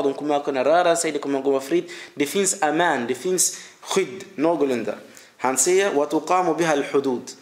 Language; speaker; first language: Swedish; early bilingual, other home language; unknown